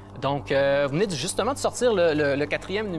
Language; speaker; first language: French; native; French